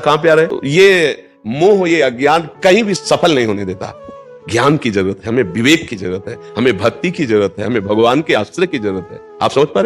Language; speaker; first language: Hindi; native; Hindi